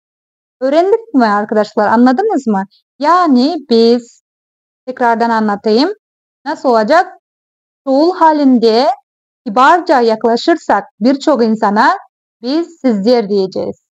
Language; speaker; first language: Turkish; non-native, fluent; Kazakh